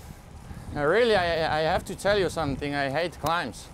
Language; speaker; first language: English; non-native, fluent; Slovak